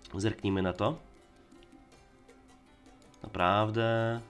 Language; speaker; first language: Polish; native; Polish